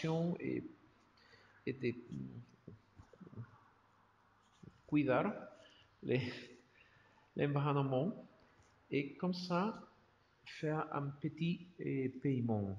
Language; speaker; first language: French; non-native, learner; Spanish